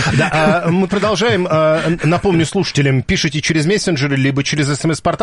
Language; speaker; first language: Russian; native; Russian